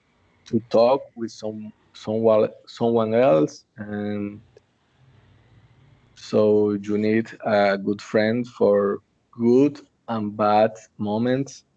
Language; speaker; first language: English; non-native, learner; Spanish